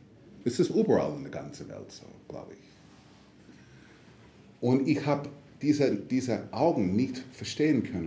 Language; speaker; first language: German; non-native, fluent; English